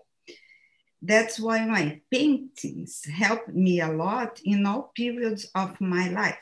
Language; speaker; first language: English; non-native, fluent; Portuguese